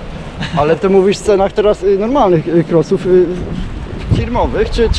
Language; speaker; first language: Polish; native; Polish